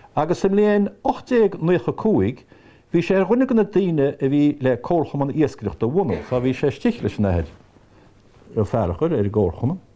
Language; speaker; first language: Irish; native; Irish